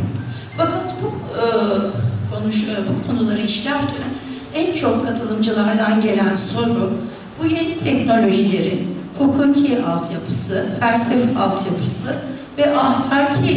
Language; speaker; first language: Turkish; native; Turkish